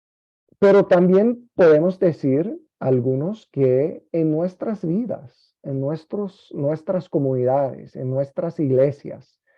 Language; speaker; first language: Spanish; non-native, fluent; English